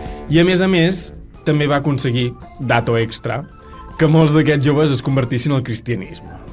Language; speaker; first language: Catalan; native; Catalan